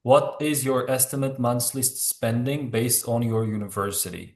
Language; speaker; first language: English; non-native, fluent; Uzbek